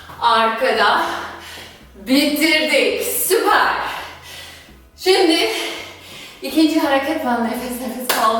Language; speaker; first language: Turkish; non-native, fluent; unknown